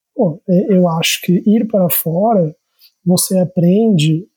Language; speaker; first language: Portuguese; native; Portuguese